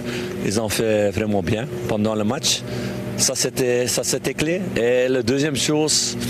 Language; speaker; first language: French; non-native, local second language; Dutch